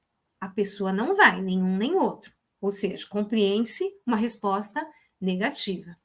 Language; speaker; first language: Portuguese; native; Portuguese